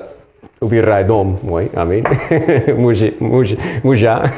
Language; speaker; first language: Russian; non-native, learner; English